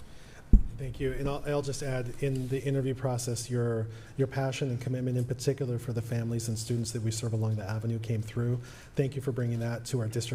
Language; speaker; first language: English; native; English